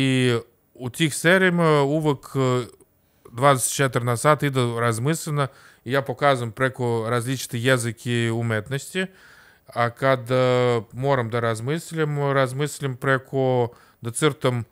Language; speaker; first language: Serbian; non-native, learner; Russian